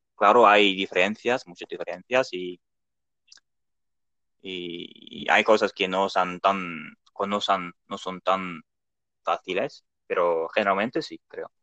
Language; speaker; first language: Spanish; non-native, learner; Dutch